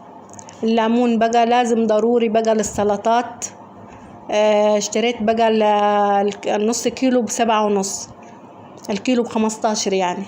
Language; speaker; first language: Arabic; native; Arabic